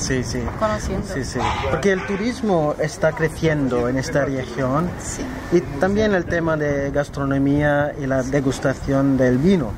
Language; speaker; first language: Spanish; non-native, fluent; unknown